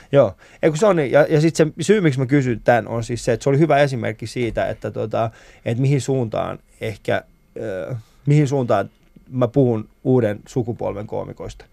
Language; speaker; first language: Finnish; early bilingual, other home language; Persian